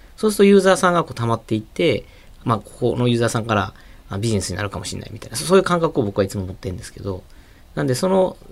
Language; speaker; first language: Japanese; native; Japanese